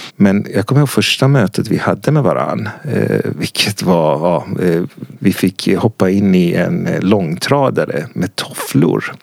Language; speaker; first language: Swedish; non-native, fluent; Persian